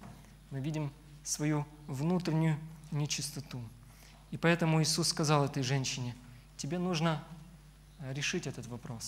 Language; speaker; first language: Russian; native; Russian